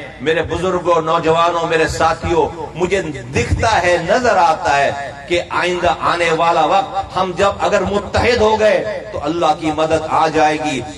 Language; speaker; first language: Urdu; native; Urdu